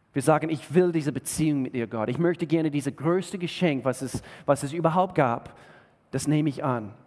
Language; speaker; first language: German; non-native, fluent; English